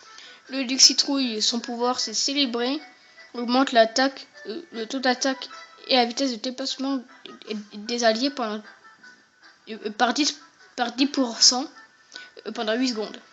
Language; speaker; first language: French; native; French